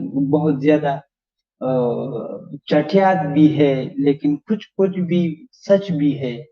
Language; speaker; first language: Hindi; non-native, learner; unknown